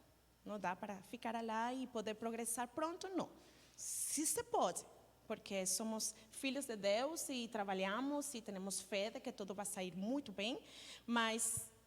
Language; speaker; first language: Portuguese; non-native, learner; Spanish